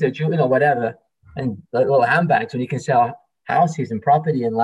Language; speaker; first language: English; native; English